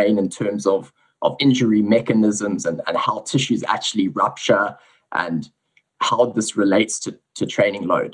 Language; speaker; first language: English; native; English